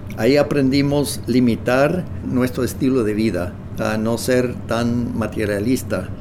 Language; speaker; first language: Spanish; non-native, fluent; English